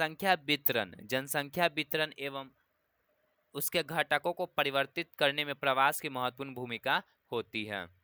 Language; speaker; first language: Hindi; native; Hindi